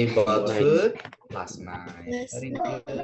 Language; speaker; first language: English; non-native, fluent; Indonesian